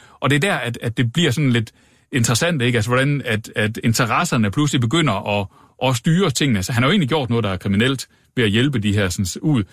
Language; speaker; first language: Danish; native; Danish